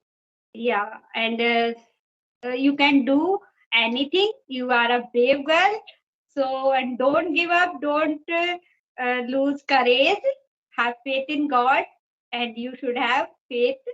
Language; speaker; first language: English; non-native, fluent; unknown